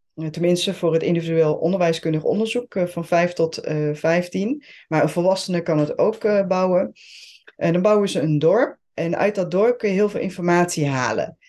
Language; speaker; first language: Dutch; non-native, fluent; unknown